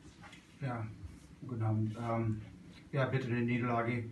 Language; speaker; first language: German; non-native, fluent; English